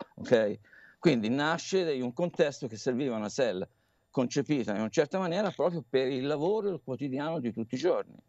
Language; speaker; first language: Italian; native; Italian